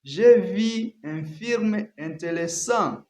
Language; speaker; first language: French; non-native, learner; Kinyarwanda